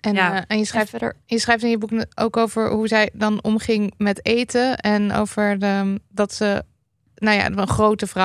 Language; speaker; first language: Dutch; native; Dutch